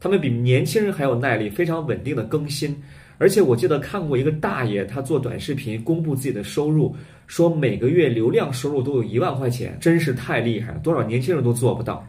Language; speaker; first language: Chinese; native; Chinese